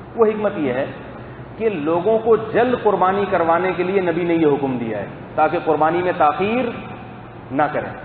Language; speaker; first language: Urdu; native; Urdu